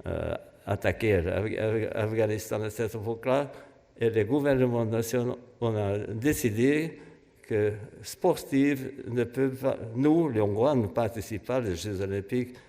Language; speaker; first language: French; non-native, fluent; Hungarian